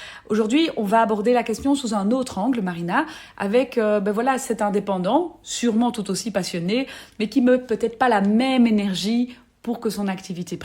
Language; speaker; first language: French; native; French